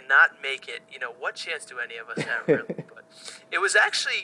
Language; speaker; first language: English; native; English